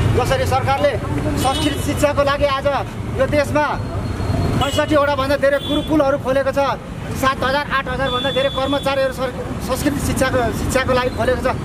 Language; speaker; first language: Nepali; non-native, local second language; Limbu